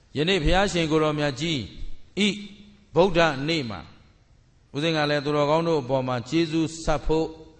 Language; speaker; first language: Burmese; native; Burmese